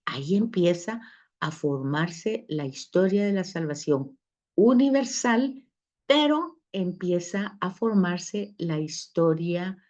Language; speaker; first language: Spanish; native; Spanish